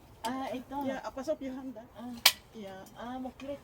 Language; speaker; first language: Dutch; non-native, learner; Cebuano